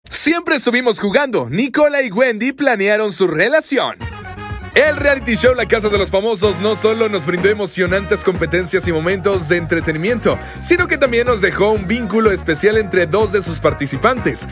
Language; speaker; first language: Spanish; native; Spanish